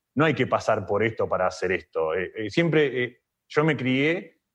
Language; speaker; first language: Spanish; native; Spanish